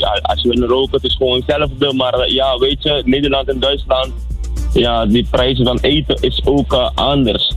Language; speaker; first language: Dutch; non-native, local second language; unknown